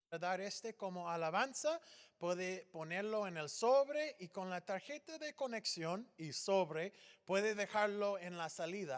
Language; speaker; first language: Spanish; non-native, fluent; English